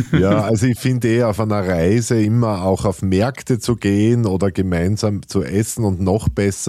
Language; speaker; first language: German; native; German